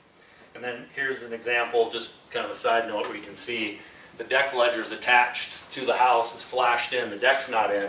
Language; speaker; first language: English; native; English